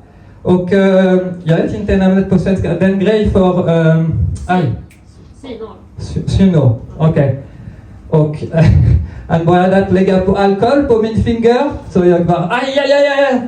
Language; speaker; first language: Swedish; non-native, fluent; French